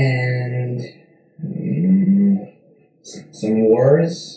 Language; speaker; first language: English; non-native, learner; Korean